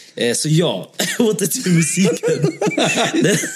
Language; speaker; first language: Swedish; early bilingual, other home language; Vietnamese